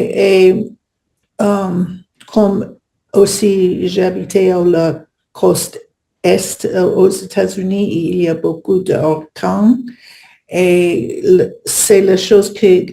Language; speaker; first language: French; non-native, learner; English